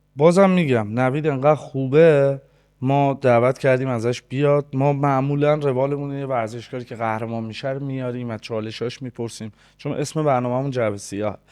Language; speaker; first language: Persian; native; Persian